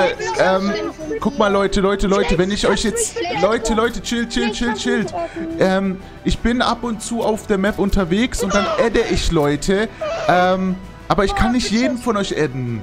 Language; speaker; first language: German; native; German